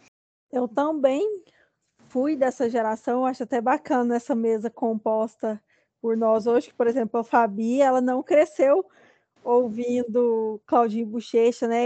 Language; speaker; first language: Portuguese; native; Portuguese